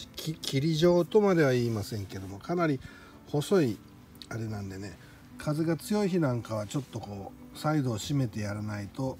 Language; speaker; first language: Japanese; native; Japanese